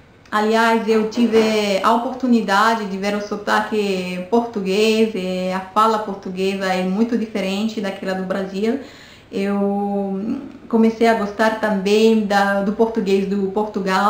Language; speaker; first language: Portuguese; non-native, fluent; Romanian